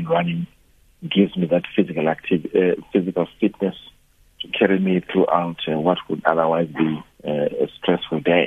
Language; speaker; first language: English; non-native, local second language; Shona